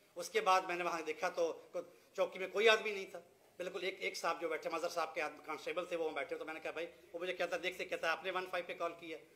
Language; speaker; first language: Urdu; non-native, local second language; Punjabi